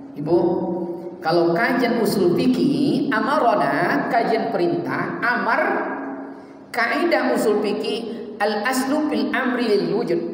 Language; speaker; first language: Malay; native; Malay